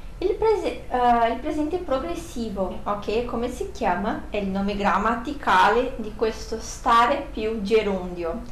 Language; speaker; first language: Italian; non-native, fluent; Portuguese